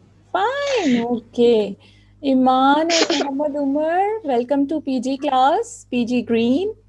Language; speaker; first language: English; non-native, local second language; Urdu